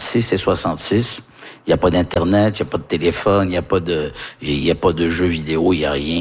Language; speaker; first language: French; early bilingual, heritage; French